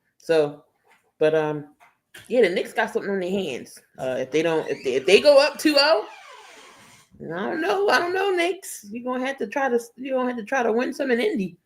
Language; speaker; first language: English; native; English